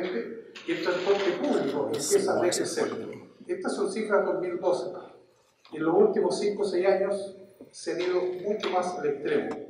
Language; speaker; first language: Spanish; native; Spanish